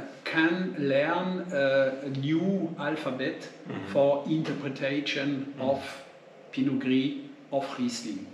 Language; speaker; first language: English; non-native, learner; French